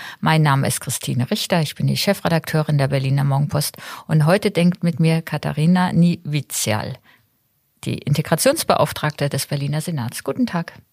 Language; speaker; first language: German; native; German